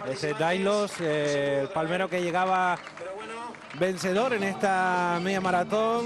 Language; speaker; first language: Spanish; native; Spanish